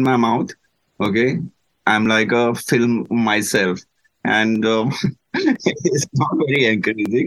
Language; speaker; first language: English; non-native, local second language; Malayalam